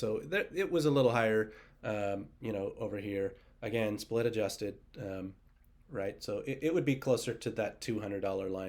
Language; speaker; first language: English; native; English